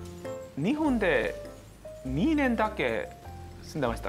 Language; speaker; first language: Japanese; non-native, fluent; Korean